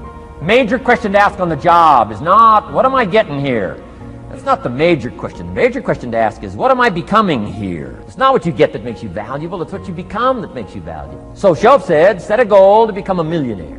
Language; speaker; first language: English; native; English